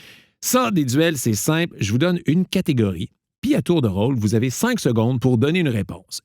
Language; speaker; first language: French; native; French